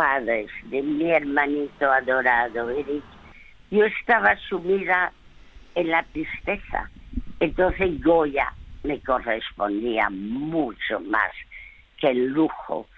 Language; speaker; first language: Spanish; early bilingual, other home language; French